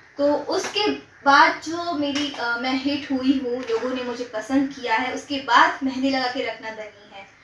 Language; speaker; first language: Hindi; non-native, local second language; Gujarati